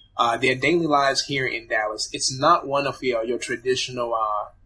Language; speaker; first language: English; early bilingual, other home language; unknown